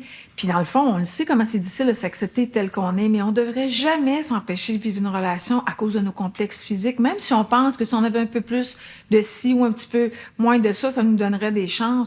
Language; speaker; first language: French; native; French